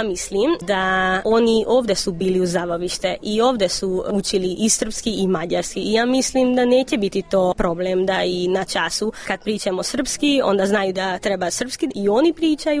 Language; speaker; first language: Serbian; non-native, local second language; Hungarian